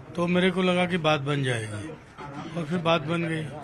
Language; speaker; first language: Hindi; native; Hindi